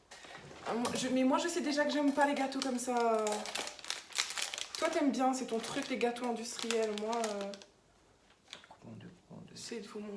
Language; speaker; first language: French; native; French